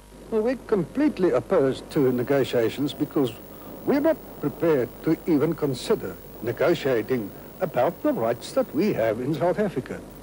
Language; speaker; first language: English; non-native, local second language; Afrikaans